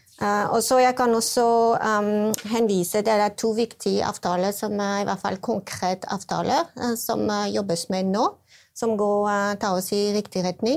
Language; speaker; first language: Norwegian; non-native, fluent; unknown